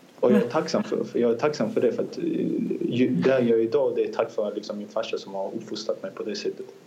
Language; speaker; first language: Swedish; early bilingual, other home language; Azerbaijani